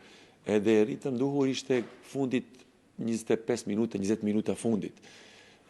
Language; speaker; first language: Albanian; non-native, learner; Serbian